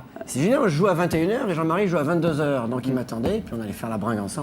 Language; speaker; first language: French; native; French